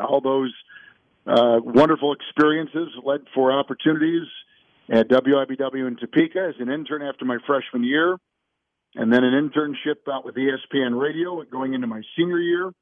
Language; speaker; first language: English; native; English